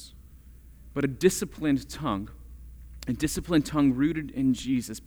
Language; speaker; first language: English; native; English